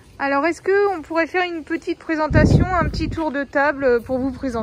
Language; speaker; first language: French; native; French